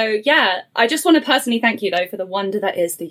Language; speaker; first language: English; native; English